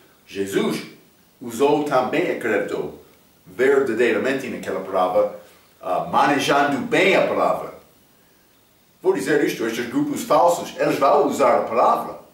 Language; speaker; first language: Portuguese; non-native, fluent; English